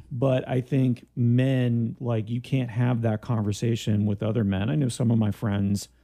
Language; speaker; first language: English; early bilingual, other home language; Greek